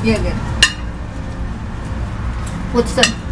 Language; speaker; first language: English; non-native, learner; Indonesian